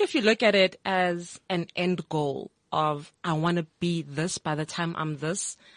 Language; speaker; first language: English; non-native, local second language; Tswana